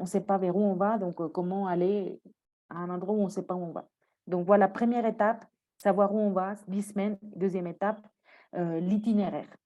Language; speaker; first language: French; non-native, fluent; Spanish